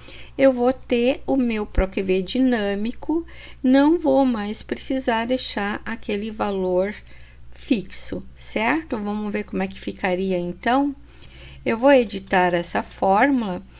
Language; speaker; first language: Portuguese; native; Portuguese